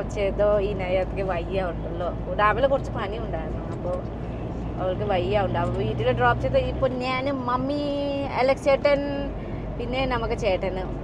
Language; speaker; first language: Malayalam; non-native, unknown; Nepali